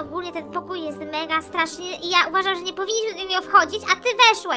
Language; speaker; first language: Polish; native; Polish